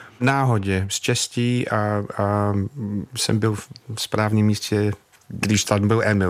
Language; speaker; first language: Czech; non-native, fluent; English